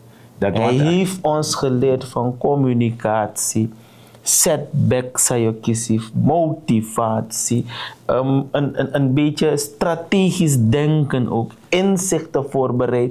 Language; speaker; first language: Dutch; non-native, local second language; Sranan Tongo